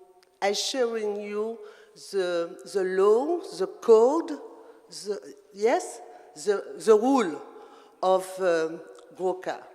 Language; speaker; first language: English; non-native, learner; French